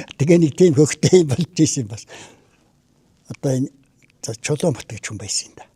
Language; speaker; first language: Mongolian; native; Mongolian